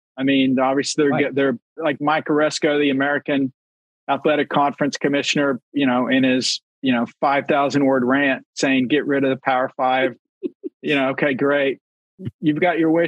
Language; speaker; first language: English; native; English